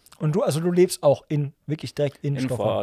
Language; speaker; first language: German; native; German